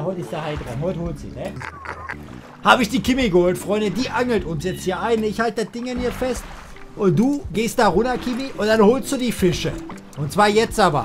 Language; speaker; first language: German; native; German